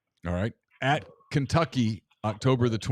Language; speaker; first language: English; native; English